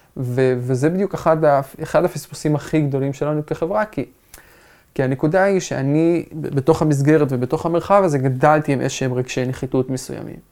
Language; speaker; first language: Hebrew; non-native, local second language; Arabic